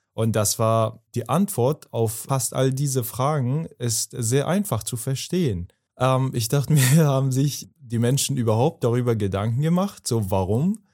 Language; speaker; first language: German; non-native, fluent; Persian